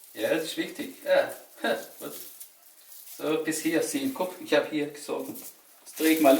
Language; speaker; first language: German; non-native, learner; Turkish